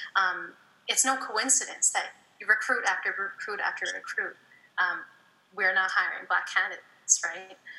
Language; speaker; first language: English; native; English